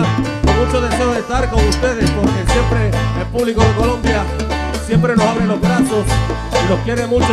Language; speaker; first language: Spanish; native; Spanish